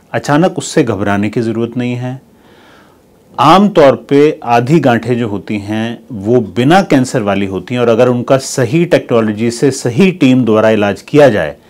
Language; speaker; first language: Hindi; native; Hindi